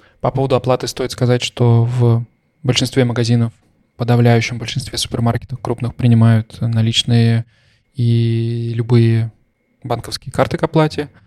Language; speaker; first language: Russian; native; Russian